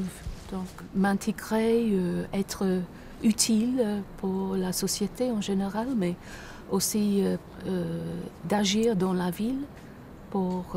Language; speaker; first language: French; non-native, fluent; English